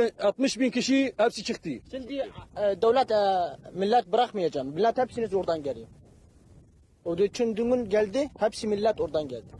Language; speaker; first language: Turkish; non-native, learner; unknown